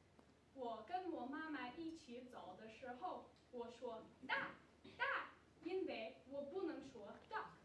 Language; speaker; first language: Chinese; non-native, learner; English